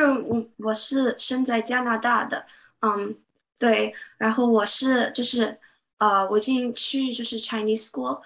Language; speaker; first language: Chinese; early bilingual, heritage; Chinese